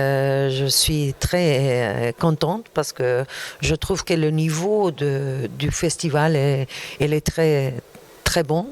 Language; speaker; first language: French; non-native, fluent; Arabic